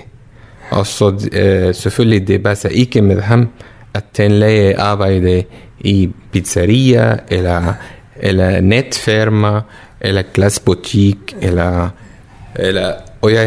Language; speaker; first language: Danish; non-native, learner; Arabic